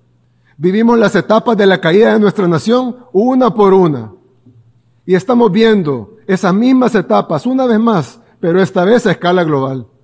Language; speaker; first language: Spanish; native; Spanish